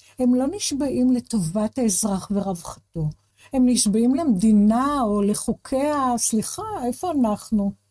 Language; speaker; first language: Hebrew; native; Hebrew